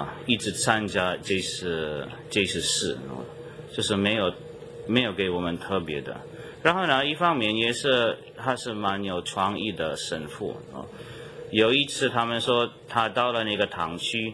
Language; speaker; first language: Chinese; non-native, fluent; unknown